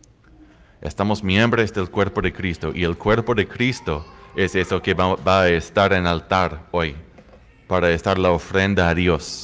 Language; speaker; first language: Spanish; non-native, fluent; English